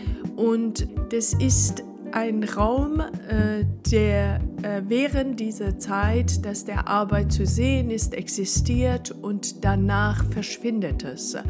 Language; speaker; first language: German; non-native, fluent; Persian